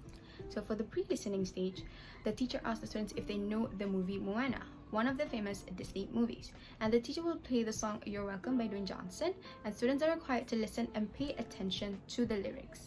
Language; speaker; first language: English; non-native, local second language; Malay